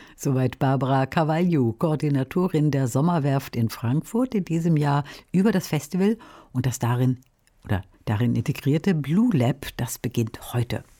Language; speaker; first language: German; native; German